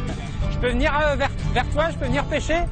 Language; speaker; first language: French; native; French